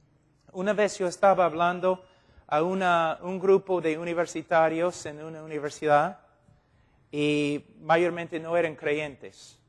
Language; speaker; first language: Spanish; non-native, fluent; English